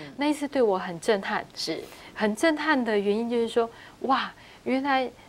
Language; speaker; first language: Chinese; native; Chinese